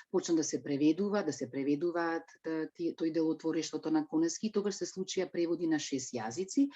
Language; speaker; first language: Macedonian; native; Macedonian